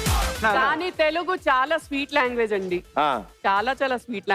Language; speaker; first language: Telugu; non-native, learner; Kannada